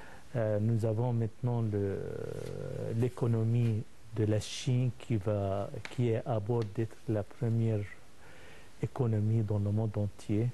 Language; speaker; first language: French; non-native, fluent; Arabic